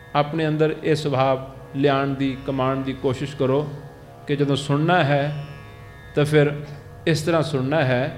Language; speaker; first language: Punjabi; early bilingual, heritage; Punjabi